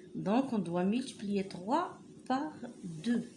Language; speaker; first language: French; non-native, local second language; Arabic